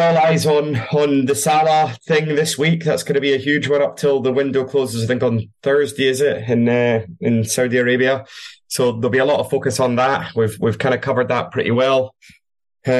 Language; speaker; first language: English; native; English